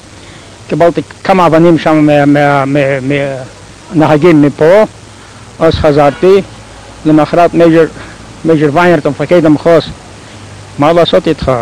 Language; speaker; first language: Hebrew; non-native, fluent; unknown